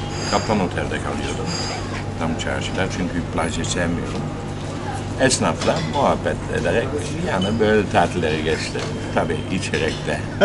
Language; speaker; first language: Turkish; non-native, fluent; Dutch